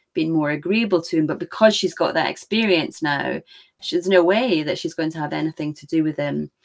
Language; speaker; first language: English; native; English